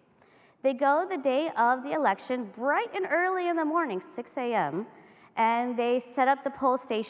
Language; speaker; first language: English; native; English